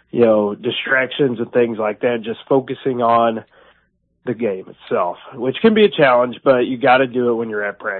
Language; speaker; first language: English; native; English